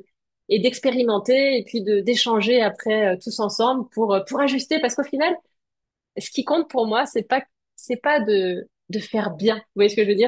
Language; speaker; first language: French; native; French